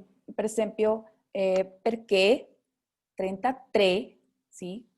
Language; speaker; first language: Italian; non-native, fluent; Spanish